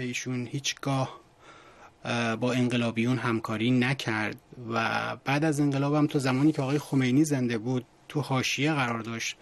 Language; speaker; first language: Persian; native; Persian